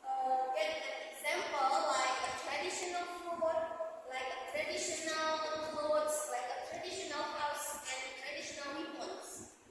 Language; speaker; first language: English; non-native, local second language; Indonesian